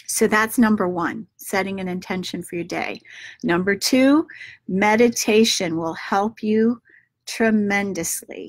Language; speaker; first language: English; native; English